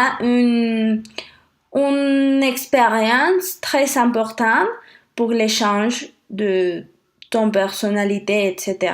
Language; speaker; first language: French; non-native, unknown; Spanish